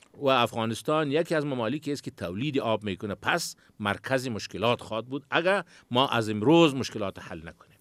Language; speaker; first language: Persian; native; Persian